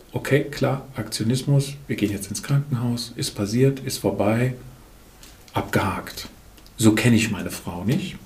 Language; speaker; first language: German; native; German